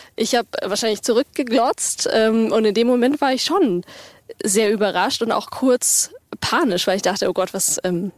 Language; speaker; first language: German; native; German